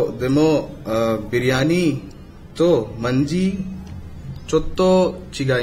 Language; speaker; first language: Japanese; non-native, learner; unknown